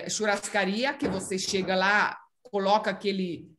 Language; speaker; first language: Portuguese; non-native, fluent; Romanian